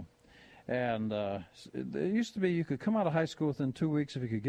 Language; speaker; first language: English; native; English